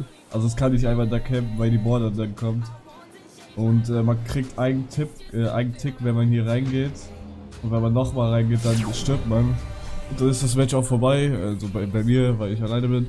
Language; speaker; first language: German; native; German